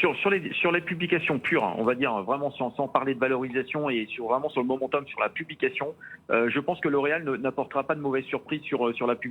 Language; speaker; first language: French; native; French